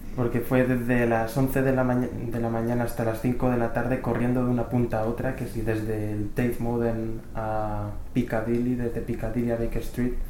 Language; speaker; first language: Spanish; native; Spanish